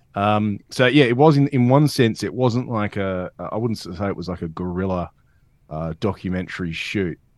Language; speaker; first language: English; native; English